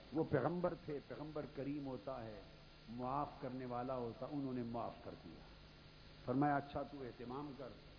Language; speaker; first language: Urdu; non-native, local second language; Punjabi